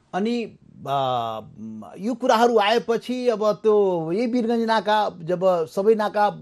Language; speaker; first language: Nepali; non-native, local second language; Maithili